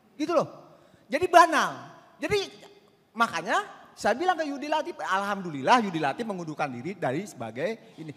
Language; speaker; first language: Indonesian; non-native, local second language; Sundanese